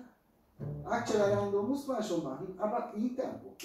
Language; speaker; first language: German; non-native, fluent; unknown